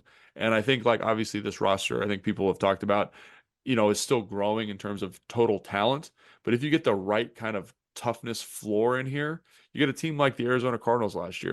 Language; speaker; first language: English; native; English